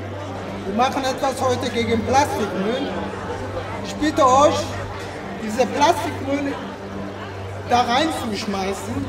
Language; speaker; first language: German; non-native, fluent; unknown